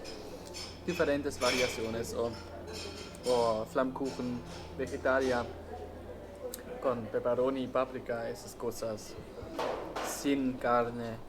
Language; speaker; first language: Spanish; non-native, learner; German